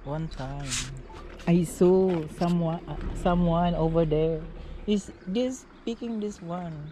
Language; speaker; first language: English; non-native, learner; Filipino